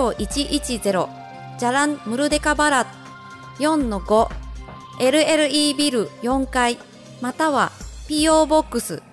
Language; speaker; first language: Japanese; non-native, fluent; Indonesian